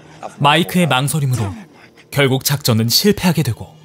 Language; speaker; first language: Korean; native; Korean